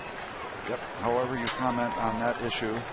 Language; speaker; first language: English; native; English